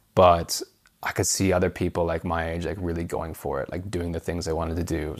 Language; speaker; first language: English; native; English